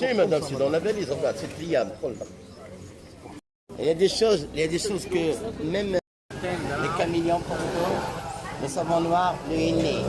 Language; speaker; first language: French; non-native, local second language; Arabic